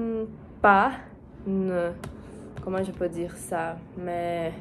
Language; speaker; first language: French; non-native, learner; Portuguese